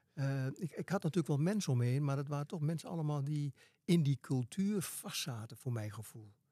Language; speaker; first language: Dutch; native; Dutch